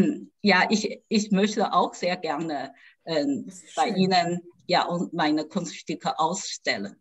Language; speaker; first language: German; non-native, fluent; Chinese